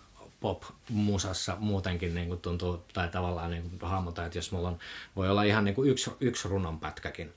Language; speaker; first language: Finnish; native; Finnish